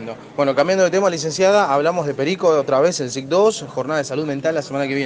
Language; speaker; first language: Spanish; native; Spanish